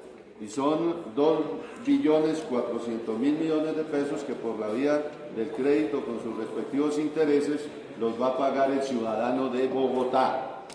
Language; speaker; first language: Spanish; native; Spanish